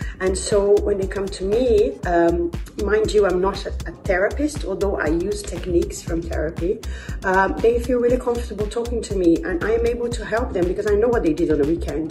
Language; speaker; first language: English; non-native, fluent; Portuguese